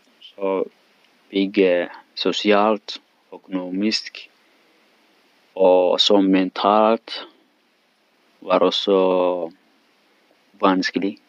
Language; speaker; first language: Swedish; non-native, learner; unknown